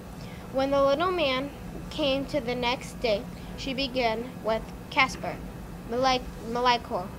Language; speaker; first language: English; native; English